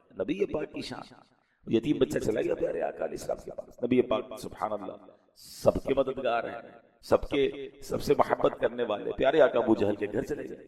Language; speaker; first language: Urdu; native; Urdu